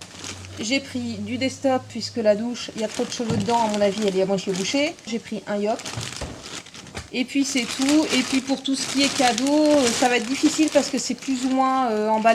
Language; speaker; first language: French; native; French